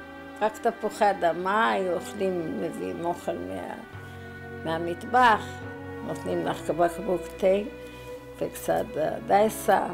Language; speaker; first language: Hebrew; non-native, fluent; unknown